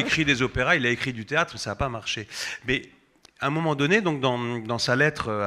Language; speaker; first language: French; native; French